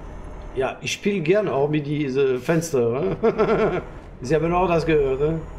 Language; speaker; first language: German; non-native, learner; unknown